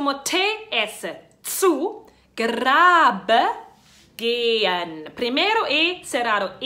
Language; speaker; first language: Spanish; non-native, fluent; German